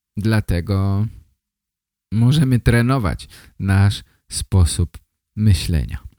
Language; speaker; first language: Polish; native; Polish